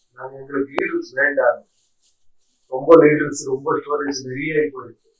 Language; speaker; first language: Tamil; non-native, learner; Kannada